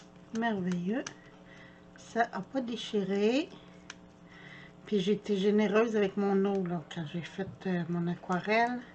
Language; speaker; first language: French; native; French